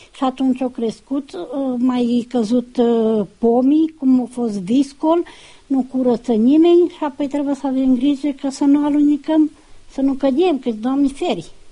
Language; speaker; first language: Romanian; native; Romanian